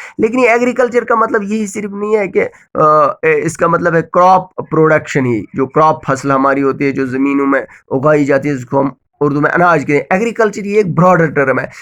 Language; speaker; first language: Urdu; non-native, local second language; Kashmiri